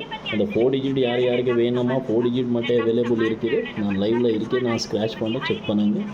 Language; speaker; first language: Tamil; non-native, local second language; Kannada